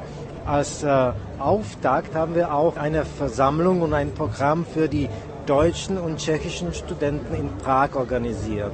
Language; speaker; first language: German; non-native, fluent; Czech